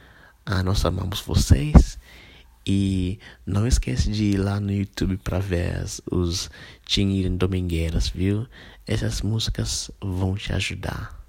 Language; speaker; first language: Portuguese; non-native, fluent; English